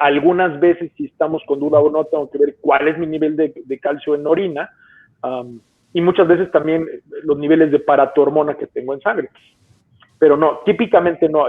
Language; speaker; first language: Spanish; native; Spanish